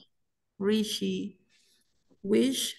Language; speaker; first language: English; non-native, learner; Spanish